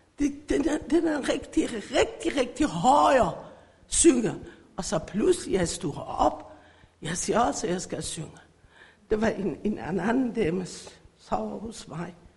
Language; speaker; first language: Danish; non-native, learner; Persian